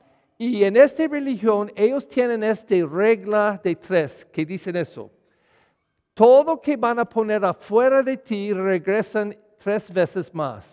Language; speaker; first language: Spanish; non-native, learner; English